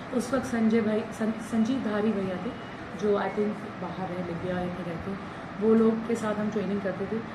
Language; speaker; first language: Hindi; native; Hindi